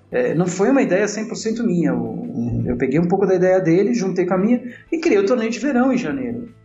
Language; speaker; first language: Portuguese; non-native, local second language; Italian